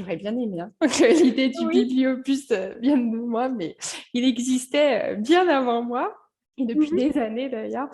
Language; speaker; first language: French; native; French